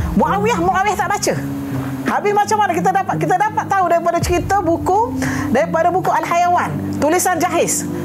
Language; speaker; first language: Malay; native; Malay